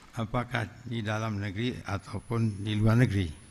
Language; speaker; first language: Indonesian; non-native, local second language; Achinese